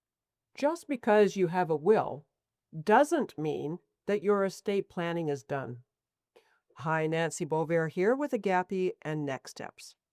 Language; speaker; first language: English; native; English